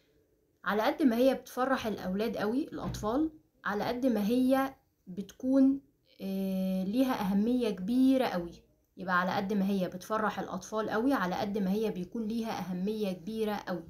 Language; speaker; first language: Arabic; native; Arabic